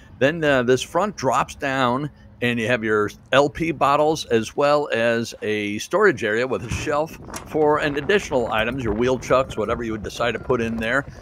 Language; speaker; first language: English; native; English